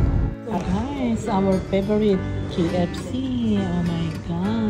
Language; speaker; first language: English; non-native, learner; Filipino